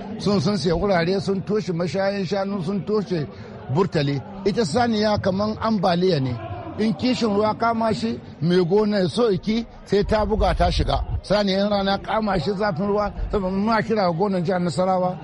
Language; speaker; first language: Hausa; non-native, local second language; Fula